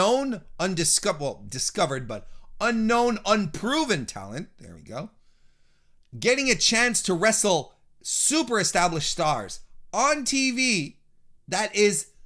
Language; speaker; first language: English; native; English